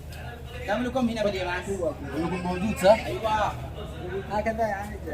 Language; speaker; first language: Arabic; native; Arabic